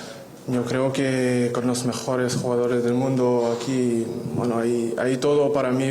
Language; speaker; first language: Spanish; non-native, fluent; French